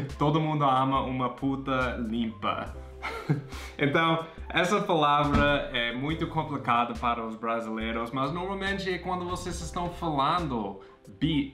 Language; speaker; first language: Portuguese; non-native, fluent; English